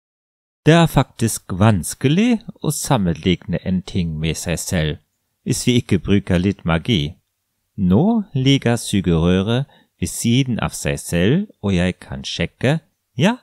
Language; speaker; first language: Norwegian; non-native, fluent; German